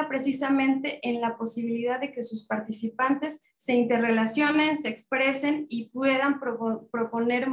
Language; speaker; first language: Spanish; native; Spanish